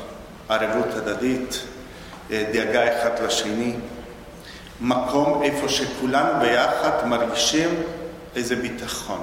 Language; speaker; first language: Hebrew; non-native, fluent; Spanish